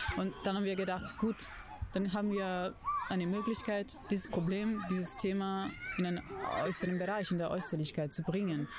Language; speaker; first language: German; non-native, fluent; Italian